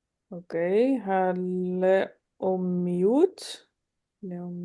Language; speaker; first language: Hebrew; non-native, learner; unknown